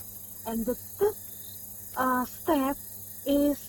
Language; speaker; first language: English; non-native, learner; Indonesian